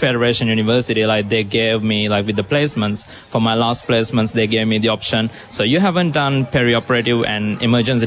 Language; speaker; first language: English; non-native, local second language; Sinhala